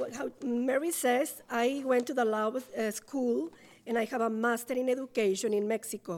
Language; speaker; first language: English; non-native, learner; Spanish